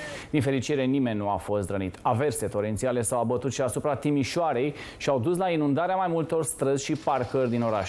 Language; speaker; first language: Romanian; native; Romanian